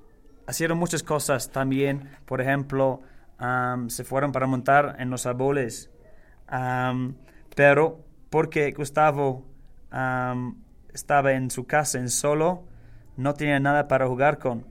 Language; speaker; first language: Spanish; non-native, learner; English